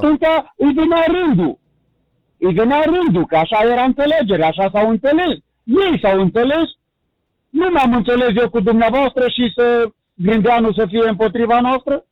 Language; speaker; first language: Romanian; native; Romanian